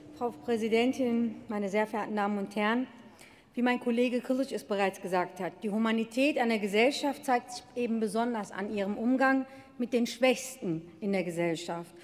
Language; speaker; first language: German; early bilingual, other home language; Turkish